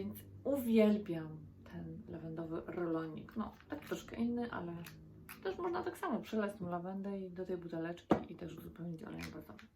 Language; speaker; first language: Polish; native; Polish